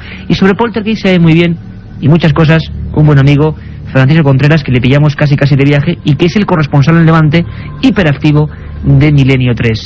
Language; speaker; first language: Spanish; native; Spanish